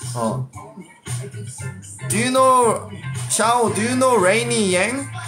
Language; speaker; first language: English; non-native, local second language; Korean